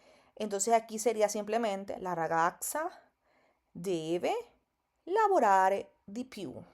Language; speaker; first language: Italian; non-native, fluent; Spanish